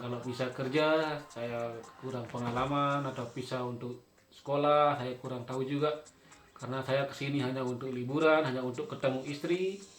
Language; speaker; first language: Indonesian; non-native, local second language; Sasak